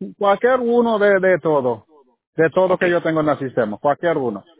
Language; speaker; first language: Spanish; non-native, learner; Haitian Creole